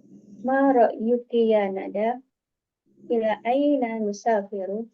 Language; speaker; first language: Arabic; non-native, learner; Indonesian